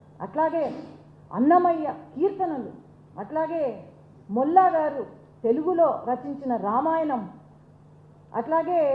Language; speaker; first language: Telugu; native; Telugu